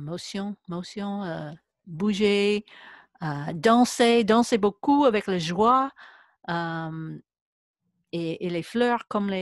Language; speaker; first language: French; non-native, learner; English